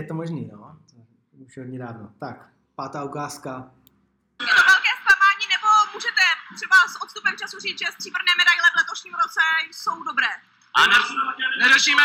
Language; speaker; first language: Czech; native; Czech